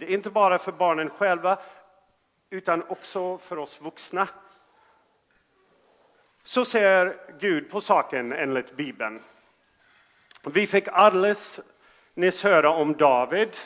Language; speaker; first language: Swedish; non-native, fluent; English